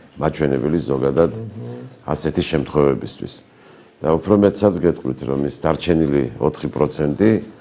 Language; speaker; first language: Georgian; native; Georgian